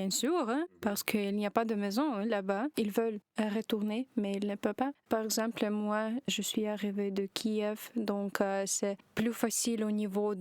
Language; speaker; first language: French; non-native, learner; Ukrainian